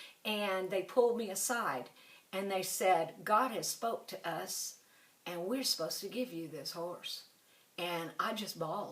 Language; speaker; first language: English; native; English